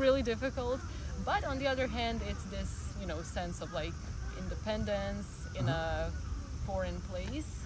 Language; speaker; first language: English; non-native, fluent; Croatian